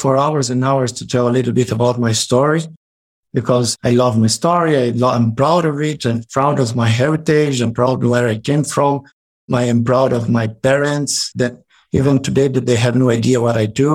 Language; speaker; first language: English; non-native, fluent; Portuguese